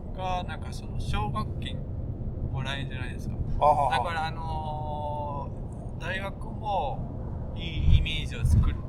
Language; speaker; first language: Japanese; non-native, fluent; Dutch